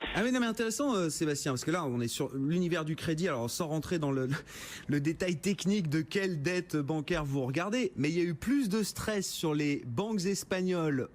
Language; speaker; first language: French; native; French